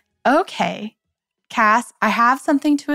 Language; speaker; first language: English; native; English